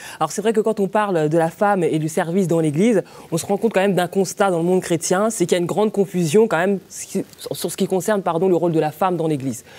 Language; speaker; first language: French; native; French